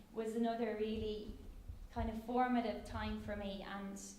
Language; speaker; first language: English; native; English